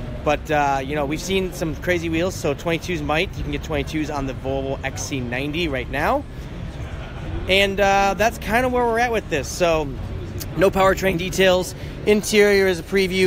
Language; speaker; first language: English; native; English